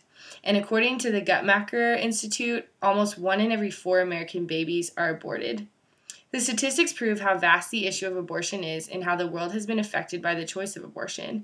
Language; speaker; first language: English; native; English